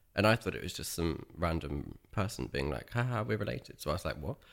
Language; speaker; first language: English; native; English